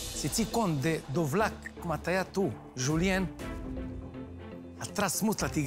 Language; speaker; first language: Romanian; non-native, learner; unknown